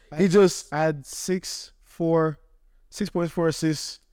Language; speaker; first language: English; non-native, local second language; Swahili